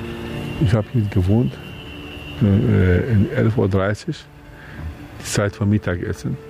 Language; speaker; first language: German; non-native, learner; Kurdish